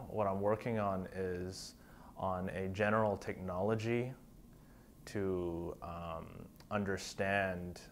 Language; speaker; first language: English; native; English